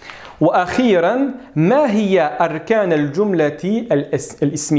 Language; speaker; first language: Arabic; non-native, fluent; French